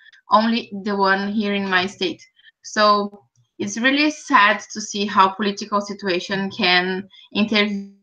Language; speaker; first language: English; non-native, fluent; Portuguese